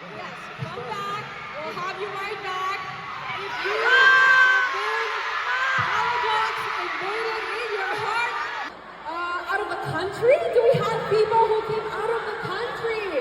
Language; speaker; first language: English; non-native, local second language; Filipino